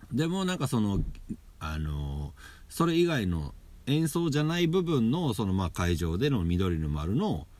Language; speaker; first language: Japanese; native; Japanese